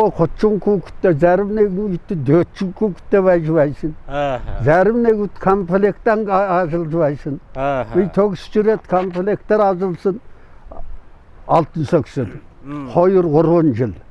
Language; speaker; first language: Mongolian; non-native, local second language; Kazakh